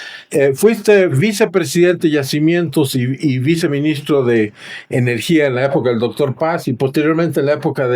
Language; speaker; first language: Spanish; native; Spanish